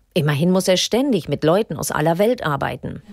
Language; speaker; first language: German; native; German